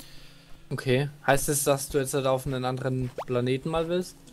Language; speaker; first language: German; native; German